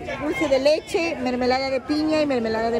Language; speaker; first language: Spanish; native; Spanish